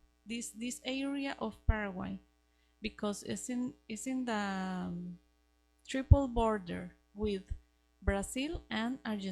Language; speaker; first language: English; non-native, learner; Spanish